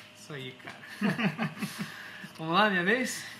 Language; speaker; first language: Portuguese; native; Portuguese